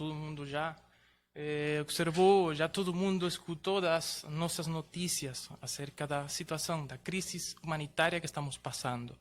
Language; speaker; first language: Portuguese; non-native, fluent; Spanish